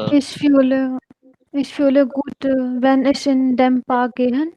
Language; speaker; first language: German; non-native, learner; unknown